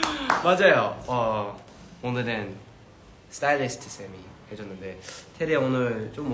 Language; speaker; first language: Korean; early bilingual, heritage; Korean